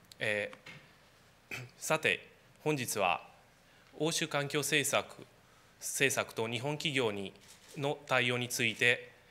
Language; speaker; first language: Japanese; non-native, fluent; Romanian